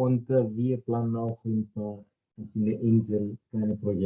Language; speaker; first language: German; non-native, fluent; Greek